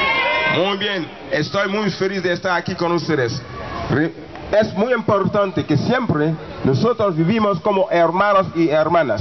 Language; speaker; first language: Spanish; non-native, learner; Haitian Creole